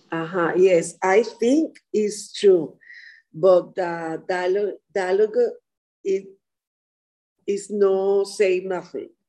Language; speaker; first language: English; non-native, learner; Spanish